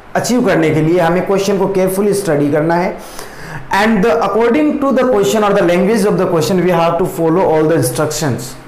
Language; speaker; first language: Hindi; native; Hindi